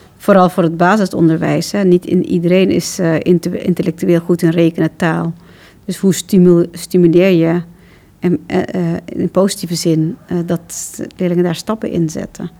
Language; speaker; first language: Dutch; early bilingual, other home language; Turkish